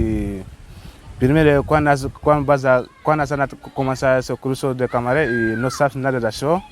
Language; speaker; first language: Spanish; non-native, learner; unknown